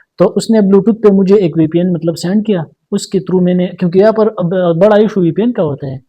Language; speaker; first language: Urdu; non-native, local second language; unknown